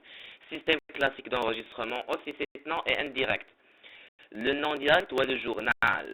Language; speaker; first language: French; non-native, local second language; Arabic